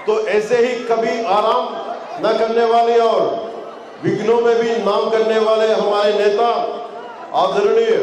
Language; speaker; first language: Hindi; non-native, local second language; Telugu